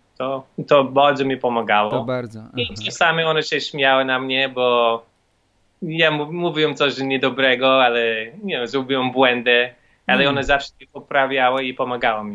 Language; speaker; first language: Polish; non-native, learner; English